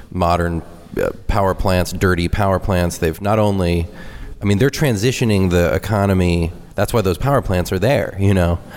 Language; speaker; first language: English; native; English